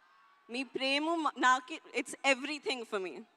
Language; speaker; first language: Telugu; non-native, local second language; Hindi